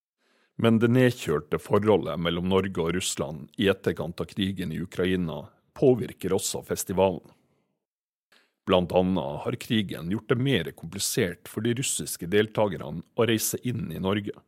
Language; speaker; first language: Norwegian; native; Norwegian